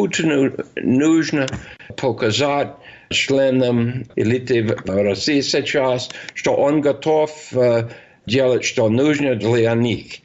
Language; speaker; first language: Russian; non-native, fluent; English